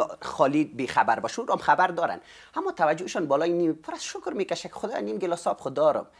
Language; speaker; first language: Persian; native; Persian